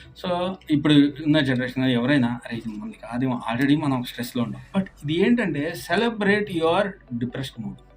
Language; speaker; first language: Telugu; native; Telugu